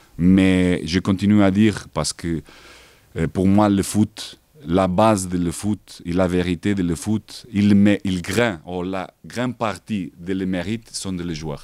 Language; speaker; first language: French; non-native, learner; Portuguese